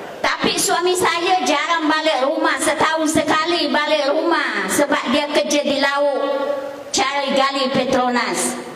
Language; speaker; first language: Malay; native; Malay